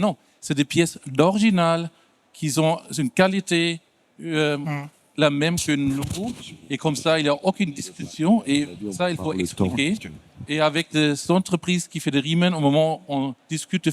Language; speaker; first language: French; non-native, fluent; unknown